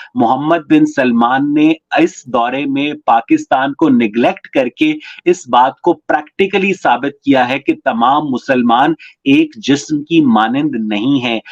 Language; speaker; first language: Urdu; native; Urdu